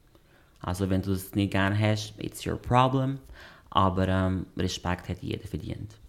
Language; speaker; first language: German; non-native, fluent; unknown